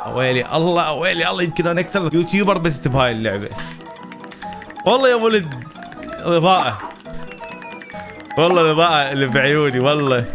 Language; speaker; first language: Arabic; native; Arabic